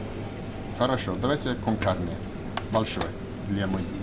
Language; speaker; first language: Russian; non-native, learner; English